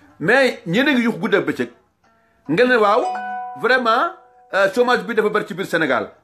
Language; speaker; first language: Wolof; non-native, local second language; Fula